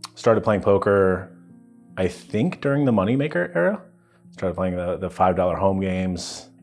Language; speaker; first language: English; native; English